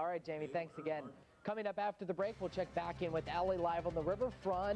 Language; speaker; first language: English; native; English